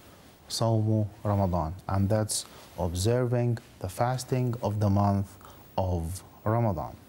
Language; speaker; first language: English; non-native, fluent; Arabic